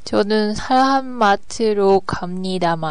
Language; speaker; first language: Korean; non-native, learner; Japanese